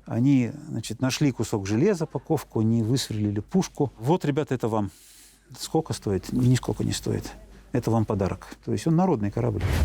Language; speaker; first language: Russian; native; Russian